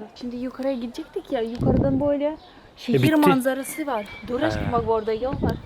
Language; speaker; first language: Turkish; non-native, learner; Russian